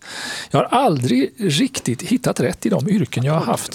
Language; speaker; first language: Swedish; native; Swedish